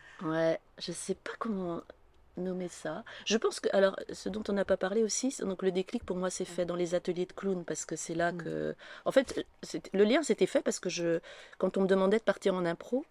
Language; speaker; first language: French; native; French